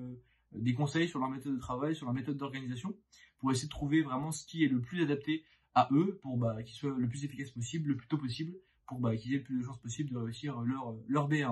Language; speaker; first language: French; native; French